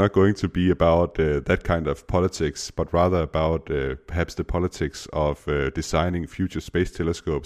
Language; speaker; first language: English; non-native, fluent; Danish